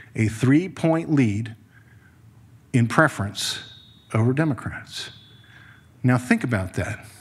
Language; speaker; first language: English; native; English